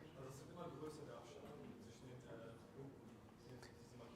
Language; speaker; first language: German; native; German